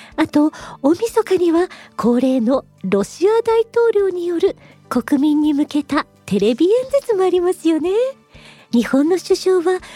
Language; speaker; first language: Japanese; native; Japanese